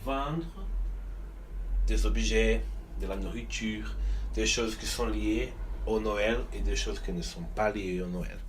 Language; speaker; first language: French; non-native, fluent; Portuguese